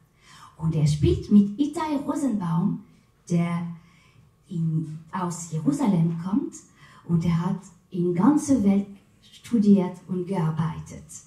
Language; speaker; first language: German; non-native, fluent; French